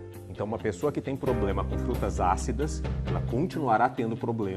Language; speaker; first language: Portuguese; native; Portuguese